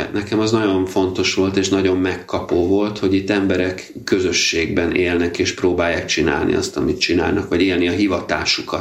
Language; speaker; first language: Hungarian; native; Hungarian